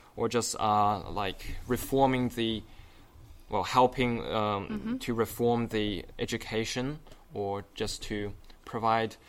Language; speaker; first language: English; non-native, fluent; Chinese